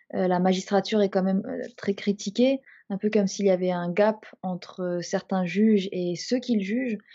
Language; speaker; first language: French; native; French